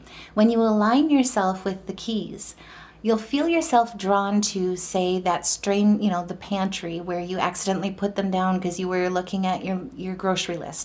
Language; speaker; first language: English; native; English